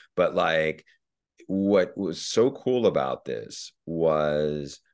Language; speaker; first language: English; native; English